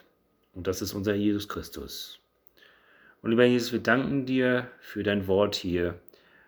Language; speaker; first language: German; native; German